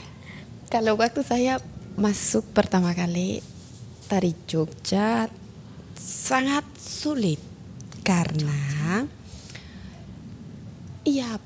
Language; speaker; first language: Indonesian; non-native, learner; Spanish